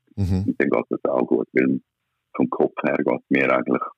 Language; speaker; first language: German; native; German